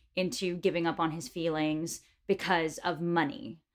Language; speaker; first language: English; native; English